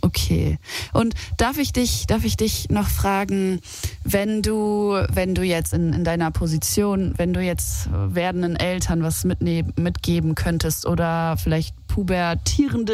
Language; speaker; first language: German; native; German